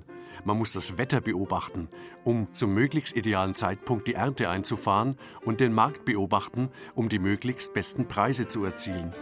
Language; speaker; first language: German; native; German